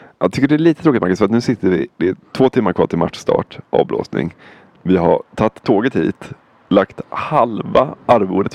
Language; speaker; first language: Swedish; native; Swedish